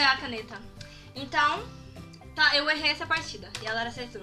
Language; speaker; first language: Portuguese; early bilingual, heritage; Portuguese